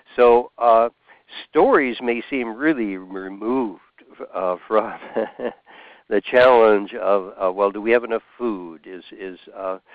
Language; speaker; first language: English; native; English